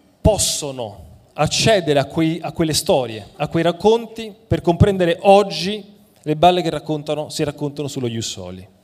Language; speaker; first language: Italian; native; Italian